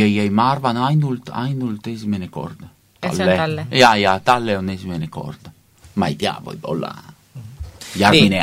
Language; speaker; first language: Estonian; non-native, learner; Italian